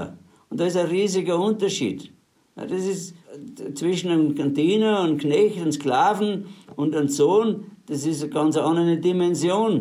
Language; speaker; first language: German; native; German